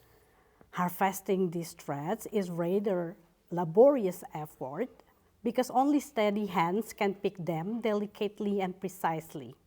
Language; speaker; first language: English; non-native, fluent; Indonesian